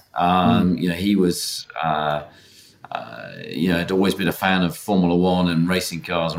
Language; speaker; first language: English; native; English